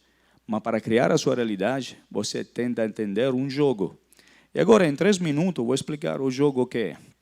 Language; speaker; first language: Portuguese; non-native, fluent; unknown